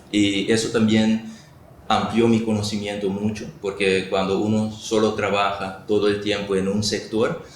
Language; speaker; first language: Spanish; non-native, local second language; Papiamento